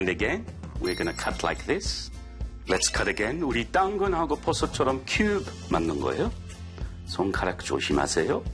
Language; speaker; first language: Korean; non-native, fluent; English